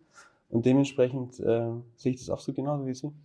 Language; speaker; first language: German; native; German